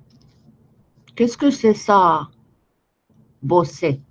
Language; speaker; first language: French; non-native, fluent; Romanian